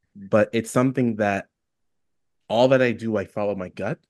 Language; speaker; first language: English; native; English